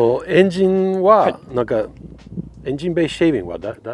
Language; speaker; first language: Japanese; non-native, fluent; English